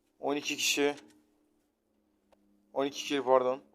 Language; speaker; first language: Turkish; native; Turkish